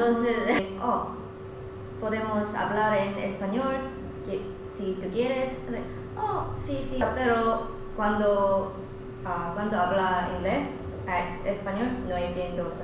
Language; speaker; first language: Spanish; non-native, learner; Korean